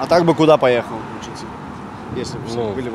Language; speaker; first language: Russian; native; Russian